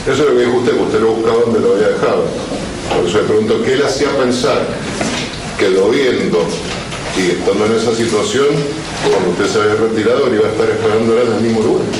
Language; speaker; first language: Spanish; native; Spanish